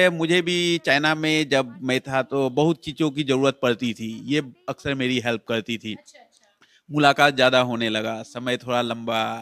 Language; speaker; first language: Hindi; native; Hindi